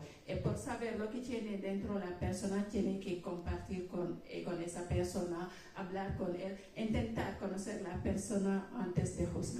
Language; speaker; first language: Spanish; non-native, fluent; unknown